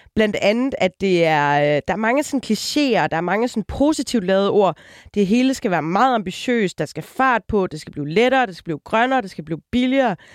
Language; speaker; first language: Danish; native; Danish